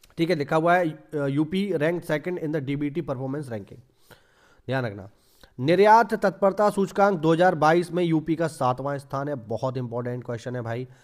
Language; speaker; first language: Hindi; native; Hindi